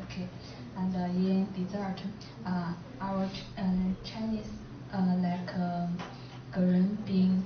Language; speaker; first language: English; non-native, learner; Chinese